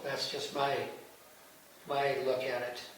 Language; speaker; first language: English; native; English